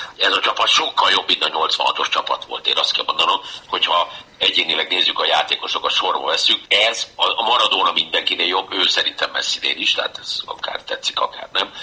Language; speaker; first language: Hungarian; native; Hungarian